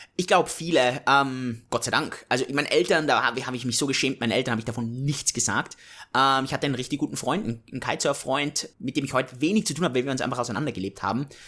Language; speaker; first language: German; native; German